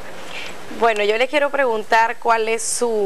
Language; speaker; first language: Spanish; native; Spanish